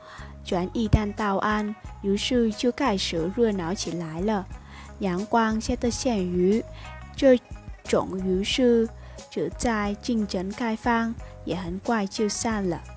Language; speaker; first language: Chinese; non-native, fluent; Vietnamese